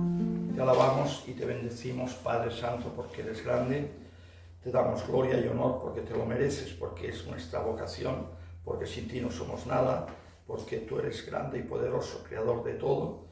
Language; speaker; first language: Spanish; native; Spanish